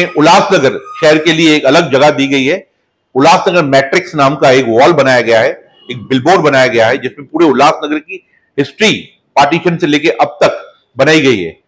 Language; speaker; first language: Hindi; non-native, local second language; Sindhi